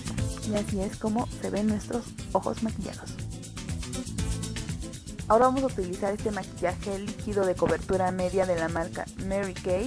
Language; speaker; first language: Spanish; native; Spanish